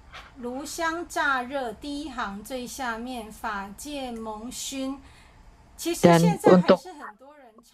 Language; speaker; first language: Chinese; native; Chinese